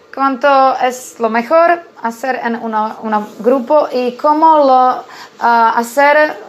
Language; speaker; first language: Spanish; non-native, learner; Czech